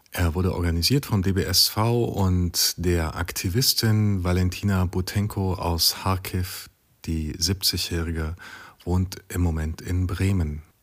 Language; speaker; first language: German; native; German